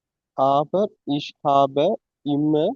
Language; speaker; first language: German; non-native, learner; Tamil